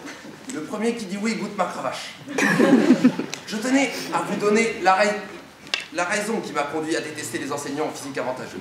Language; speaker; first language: French; native; French